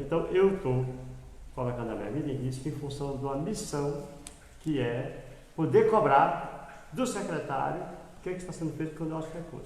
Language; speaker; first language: Portuguese; native; Portuguese